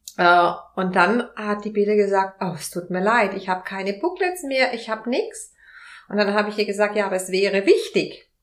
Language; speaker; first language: German; non-native, fluent; Spanish